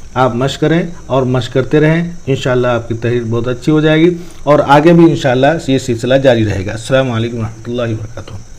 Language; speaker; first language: Urdu; native; Urdu